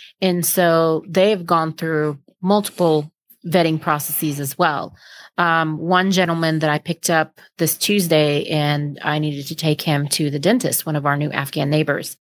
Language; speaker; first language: English; native; English